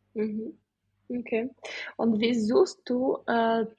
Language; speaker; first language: German; non-native, fluent; Portuguese